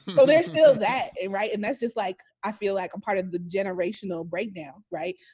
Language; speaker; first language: English; native; English